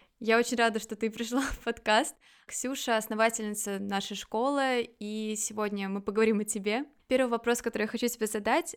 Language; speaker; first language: Russian; native; Russian